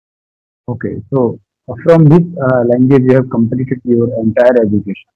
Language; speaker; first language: English; non-native, learner; Hindi